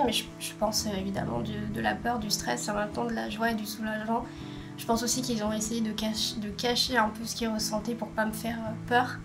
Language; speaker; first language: French; native; French